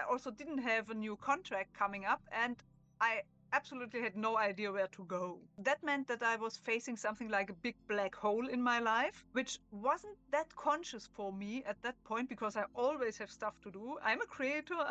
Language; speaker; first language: English; non-native, fluent; German